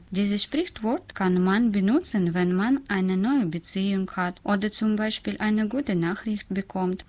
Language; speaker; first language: German; non-native, learner; Russian